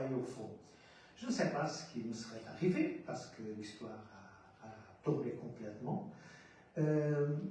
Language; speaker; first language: French; non-native, fluent; Portuguese